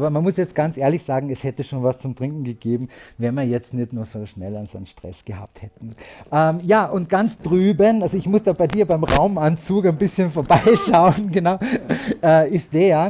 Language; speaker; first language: German; native; German